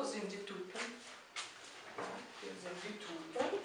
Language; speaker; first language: German; non-native, fluent; Russian